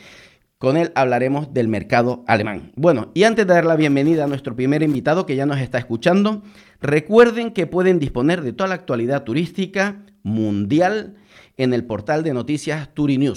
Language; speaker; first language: Spanish; native; Spanish